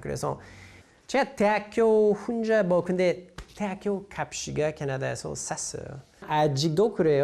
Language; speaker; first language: Korean; non-native, fluent; English